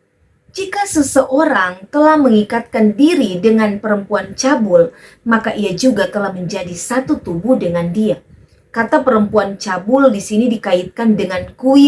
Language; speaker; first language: Indonesian; native; Indonesian